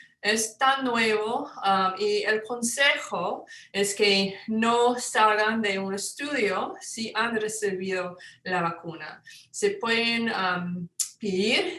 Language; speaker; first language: Spanish; non-native, fluent; English